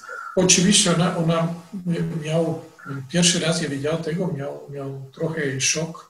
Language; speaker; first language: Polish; non-native, learner; Spanish